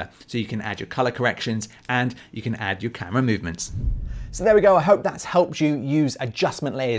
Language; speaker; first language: English; native; English